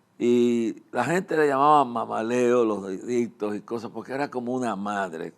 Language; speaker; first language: Spanish; non-native, fluent; English